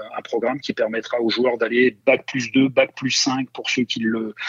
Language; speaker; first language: French; native; French